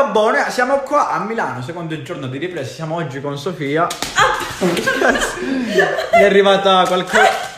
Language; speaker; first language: Italian; native; Italian